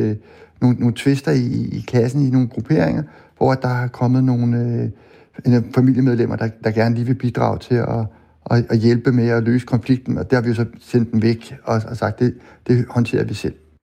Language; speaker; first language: Danish; native; Danish